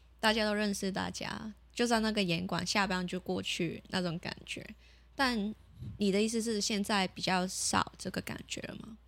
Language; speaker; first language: Chinese; non-native, local second language; Cantonese